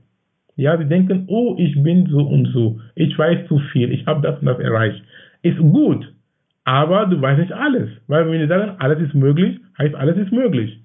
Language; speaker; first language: German; non-native, fluent; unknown